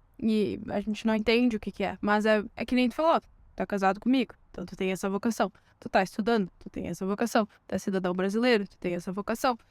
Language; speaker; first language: Portuguese; native; Portuguese